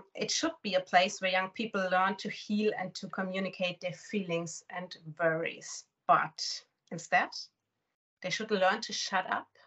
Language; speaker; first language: English; non-native, fluent; German